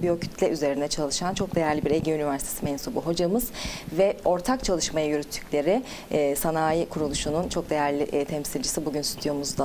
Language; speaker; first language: Turkish; native; Turkish